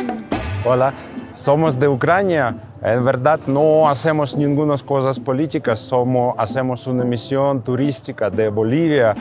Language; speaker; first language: Spanish; non-native, learner; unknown